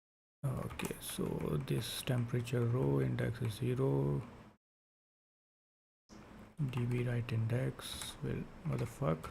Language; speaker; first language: English; non-native, local second language; Hindi